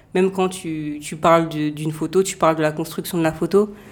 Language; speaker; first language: French; native; French